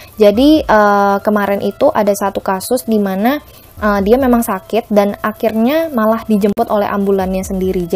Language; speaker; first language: Indonesian; native; Indonesian